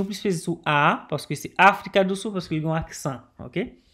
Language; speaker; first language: Portuguese; non-native, learner; Haitian Creole